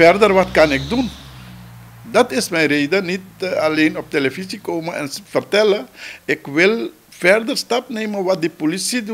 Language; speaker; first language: Dutch; non-native, local second language; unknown